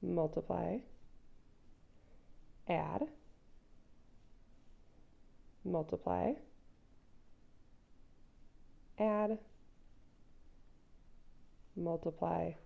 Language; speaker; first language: English; native; English